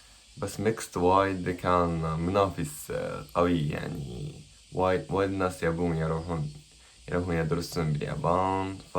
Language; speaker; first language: Arabic; non-native, learner; Japanese